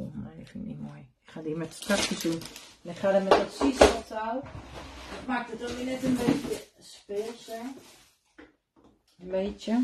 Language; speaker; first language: Dutch; native; Dutch